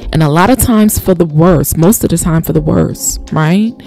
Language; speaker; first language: English; native; English